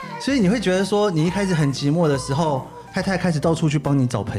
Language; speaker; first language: Chinese; native; Chinese